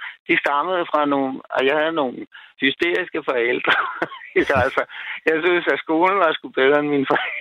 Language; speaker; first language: Danish; native; Danish